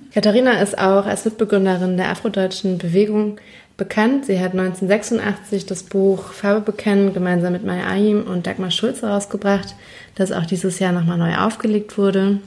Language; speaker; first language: German; native; German